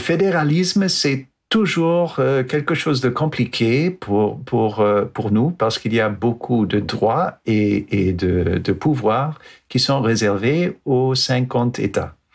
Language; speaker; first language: French; non-native, fluent; English